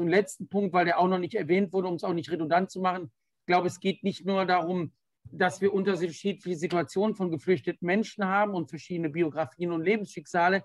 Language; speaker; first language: German; native; German